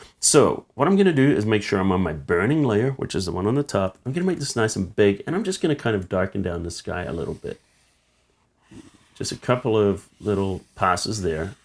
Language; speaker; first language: English; native; English